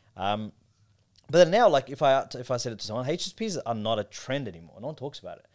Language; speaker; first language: English; native; English